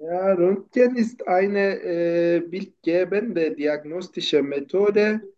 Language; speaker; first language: German; non-native, learner; Turkish